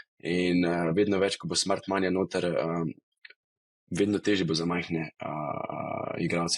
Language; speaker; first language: Slovenian; native; Slovenian